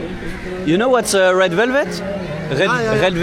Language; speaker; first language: English; non-native, learner; French